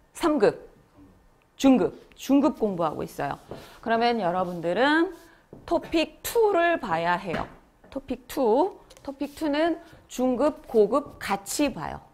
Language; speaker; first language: Korean; native; Korean